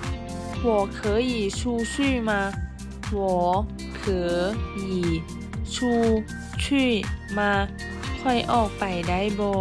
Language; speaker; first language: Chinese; non-native, fluent; Lao